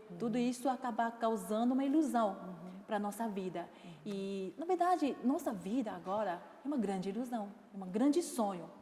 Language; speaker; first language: Portuguese; non-native, fluent; Chinese